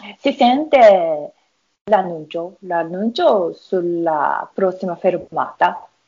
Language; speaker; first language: Italian; non-native, learner; Japanese